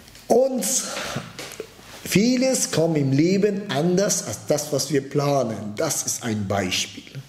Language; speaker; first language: German; early bilingual, other home language; Turkish